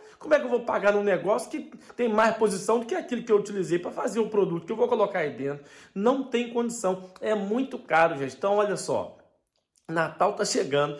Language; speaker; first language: Portuguese; native; Portuguese